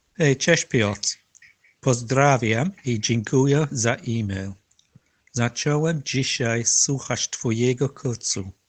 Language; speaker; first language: Polish; non-native, learner; English